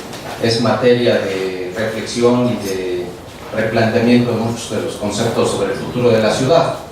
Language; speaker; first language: Spanish; native; Spanish